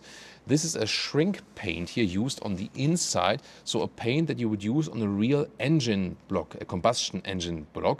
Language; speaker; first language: English; non-native, fluent; German